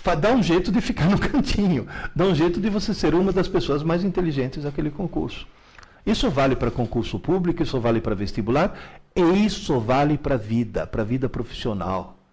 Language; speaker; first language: Portuguese; early bilingual, other home language; Italian